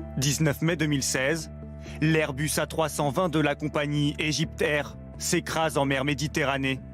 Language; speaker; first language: French; native; French